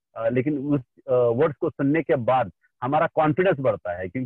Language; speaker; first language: Hindi; non-native, local second language; Marathi